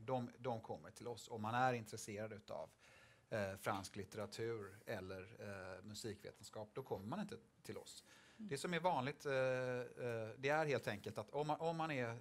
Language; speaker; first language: Swedish; native; Swedish